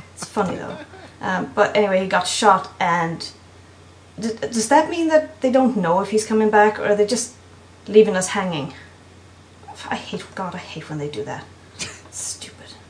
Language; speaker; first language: English; non-native, fluent; Swedish